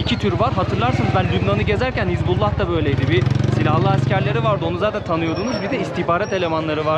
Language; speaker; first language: Turkish; native; Turkish